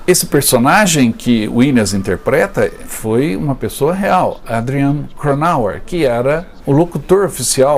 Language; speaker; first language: Portuguese; native; Portuguese